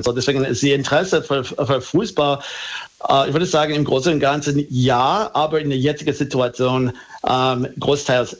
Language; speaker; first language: German; non-native, fluent; English